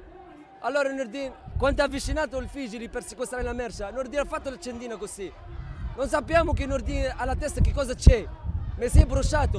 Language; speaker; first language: Italian; non-native, learner; Arabic